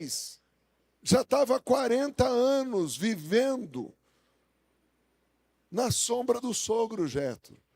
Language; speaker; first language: Portuguese; native; Portuguese